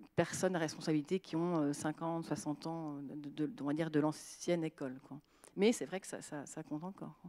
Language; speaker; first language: French; native; French